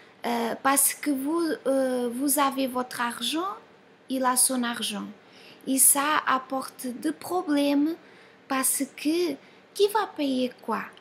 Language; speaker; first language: French; non-native, fluent; Portuguese